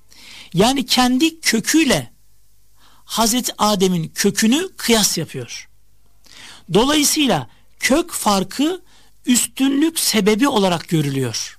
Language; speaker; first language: Turkish; native; Turkish